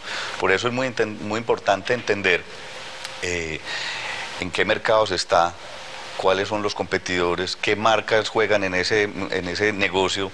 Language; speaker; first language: Spanish; native; Spanish